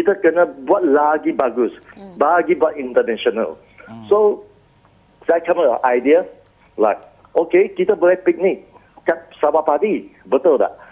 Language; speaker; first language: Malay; non-native, local second language; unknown